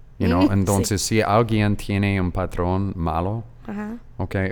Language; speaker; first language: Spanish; non-native, fluent; English